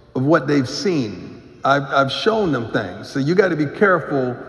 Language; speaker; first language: English; native; English